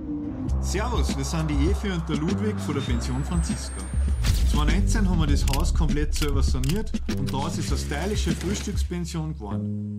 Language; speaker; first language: German; native; German